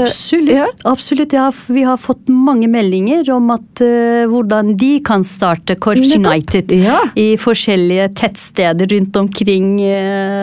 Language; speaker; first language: Norwegian; non-native, fluent; Turkish